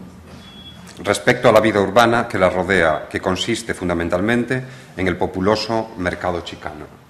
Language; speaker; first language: Spanish; native; Spanish